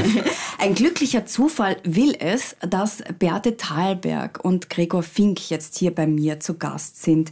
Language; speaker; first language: German; native; German